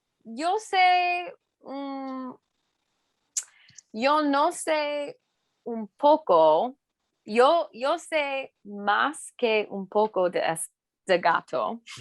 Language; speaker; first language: Spanish; non-native, learner; English